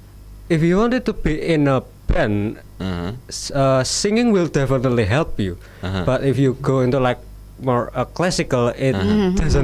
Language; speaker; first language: English; non-native, fluent; Indonesian